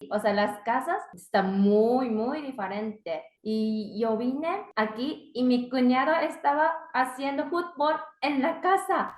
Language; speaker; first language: Spanish; non-native, learner; Japanese